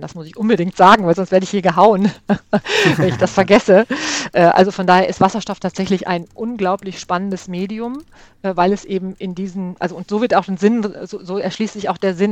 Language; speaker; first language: German; native; German